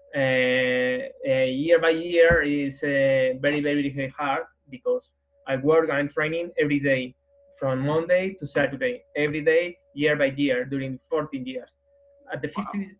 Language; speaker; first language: English; non-native, learner; Spanish